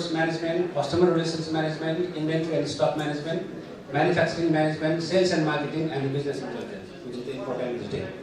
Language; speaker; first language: English; non-native, local second language; Nepali